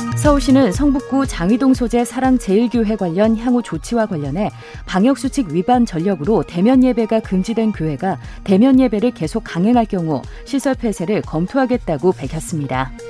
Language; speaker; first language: Korean; native; Korean